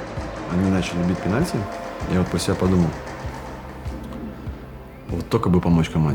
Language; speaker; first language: Russian; native; Russian